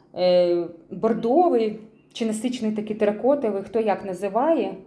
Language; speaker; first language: Ukrainian; non-native, local second language; Russian